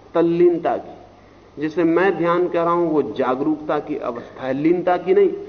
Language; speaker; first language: Hindi; native; Hindi